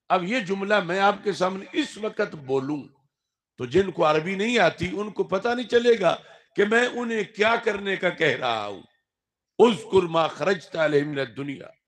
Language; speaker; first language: Urdu; non-native, local second language; Punjabi